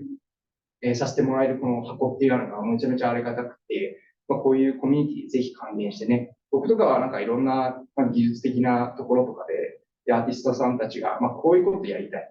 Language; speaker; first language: Japanese; native; Japanese